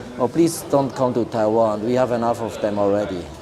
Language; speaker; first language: English; non-native, fluent; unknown